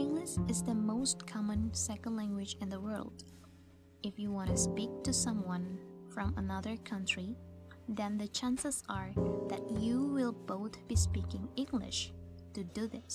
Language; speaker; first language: English; non-native, fluent; Indonesian